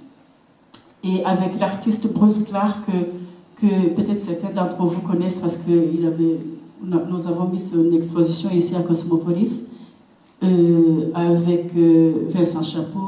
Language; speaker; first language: French; non-native, local second language; Kinyarwanda